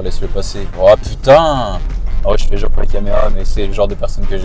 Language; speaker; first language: French; native; French